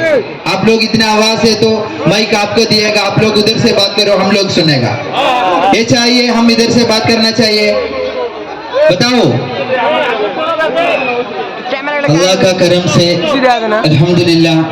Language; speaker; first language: Hindi; non-native, local second language; Malayalam